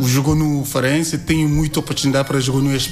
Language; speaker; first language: Portuguese; non-native, learner; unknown